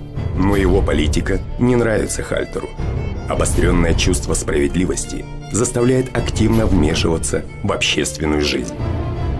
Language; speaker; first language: Russian; native; Russian